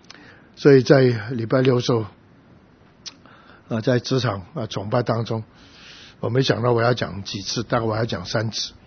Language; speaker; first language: Chinese; native; Chinese